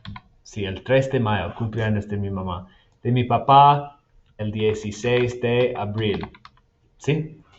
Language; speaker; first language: Spanish; non-native, fluent; English